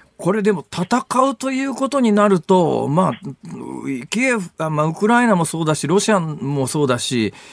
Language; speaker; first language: Japanese; native; Japanese